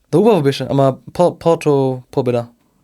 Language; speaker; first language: Macedonian; non-native, learner; German